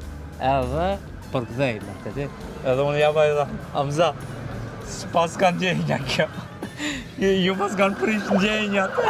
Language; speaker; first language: Albanian; native; Albanian